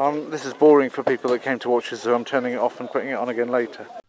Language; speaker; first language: English; native; English